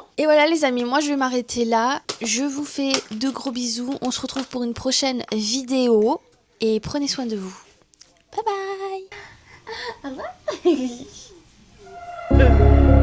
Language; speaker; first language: French; native; French